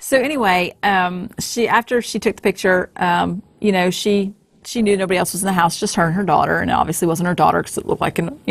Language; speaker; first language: English; native; English